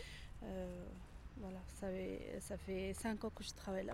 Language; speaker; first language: French; non-native, learner; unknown